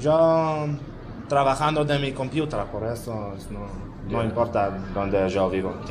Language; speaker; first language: Spanish; non-native, learner; Hebrew